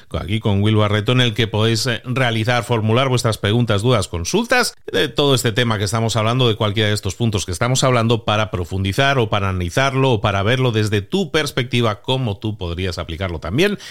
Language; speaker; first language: Spanish; native; Spanish